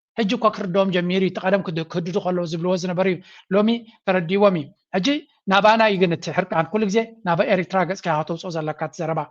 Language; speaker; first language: Tigrinya; native; Tigrinya